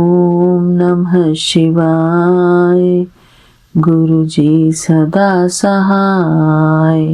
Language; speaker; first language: Hindi; native; Hindi